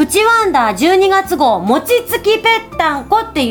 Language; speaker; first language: Japanese; native; Japanese